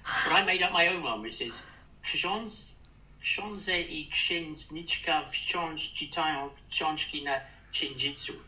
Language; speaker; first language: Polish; non-native, learner; English